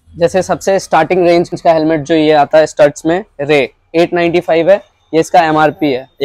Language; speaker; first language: Hindi; native; Hindi